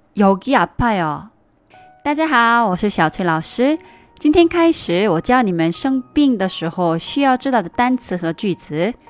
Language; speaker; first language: Chinese; non-native, fluent; Korean